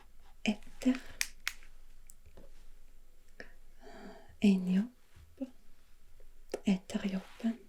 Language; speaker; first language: Norwegian; non-native, learner; German